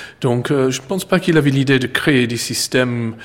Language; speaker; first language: French; non-native, fluent; English